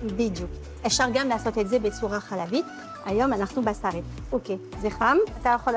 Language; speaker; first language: Hebrew; non-native, fluent; French